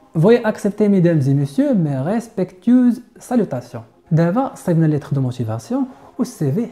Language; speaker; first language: French; non-native, local second language; Arabic